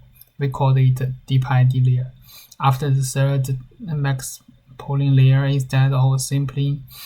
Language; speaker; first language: English; non-native, learner; Chinese